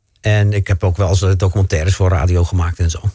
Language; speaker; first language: Dutch; native; Dutch